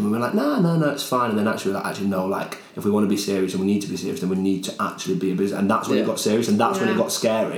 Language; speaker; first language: English; native; English